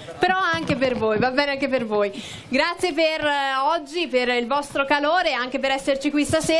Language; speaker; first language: Italian; native; Italian